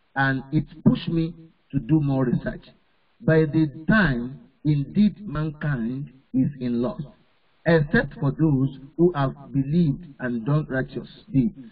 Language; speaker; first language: English; non-native, local second language; Yoruba